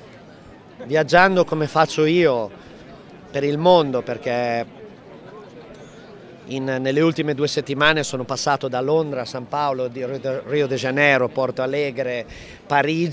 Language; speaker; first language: Italian; native; Italian